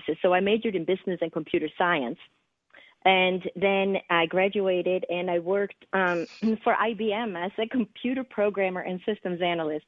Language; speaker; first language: English; non-native, fluent; Swedish